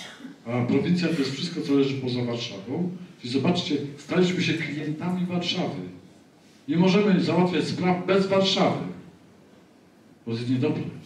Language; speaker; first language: Polish; native; Polish